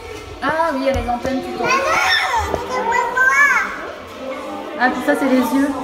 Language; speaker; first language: French; native; French